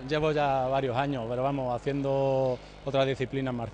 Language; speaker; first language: Spanish; native; Spanish